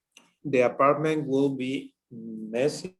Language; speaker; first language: English; non-native, learner; Spanish